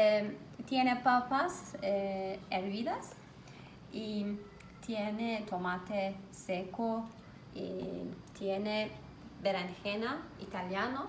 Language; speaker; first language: Spanish; non-native, learner; Turkish